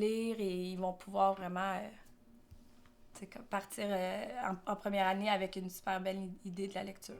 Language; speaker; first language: French; native; French